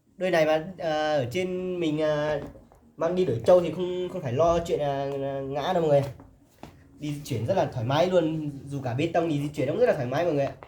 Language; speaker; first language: Vietnamese; non-native, local second language; Hmong